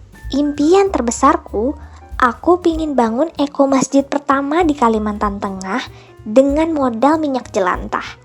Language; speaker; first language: Indonesian; native; Indonesian